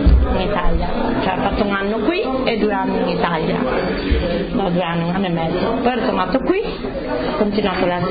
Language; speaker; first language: Italian; native; Italian